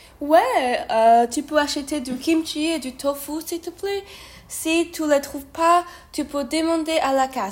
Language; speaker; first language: French; non-native, fluent; Chinese